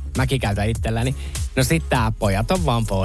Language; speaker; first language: Finnish; native; Finnish